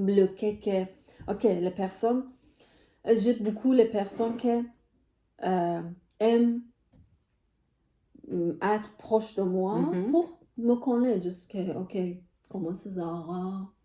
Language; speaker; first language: French; non-native, learner; Persian